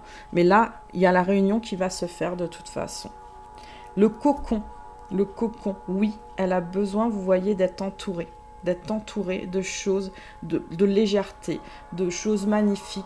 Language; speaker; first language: French; native; French